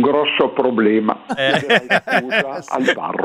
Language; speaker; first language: Italian; native; Italian